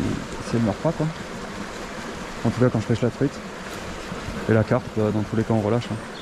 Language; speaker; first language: French; native; French